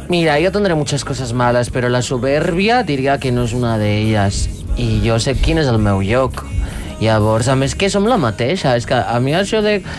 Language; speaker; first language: Catalan; non-native, local second language; Spanish